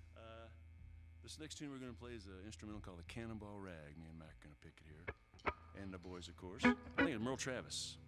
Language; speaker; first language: English; native; English